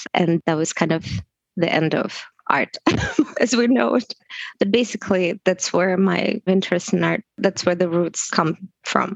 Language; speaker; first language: English; non-native, fluent; Russian